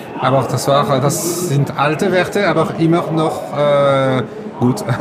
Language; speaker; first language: German; non-native, learner; French